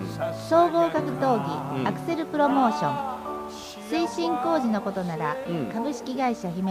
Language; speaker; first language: Japanese; native; Japanese